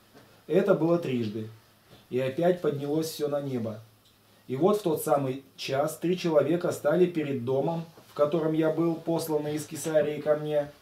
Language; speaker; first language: Russian; native; Russian